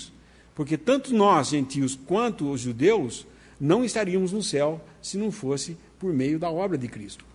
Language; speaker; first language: Portuguese; native; Portuguese